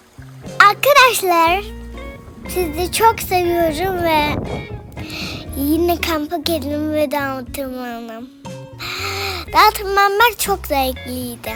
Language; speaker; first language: Turkish; early bilingual, heritage; Turkish